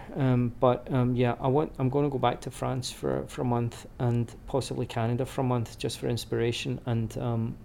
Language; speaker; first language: English; native; English